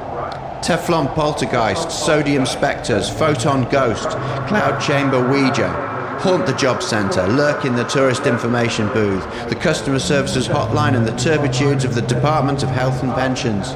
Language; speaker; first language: English; native; English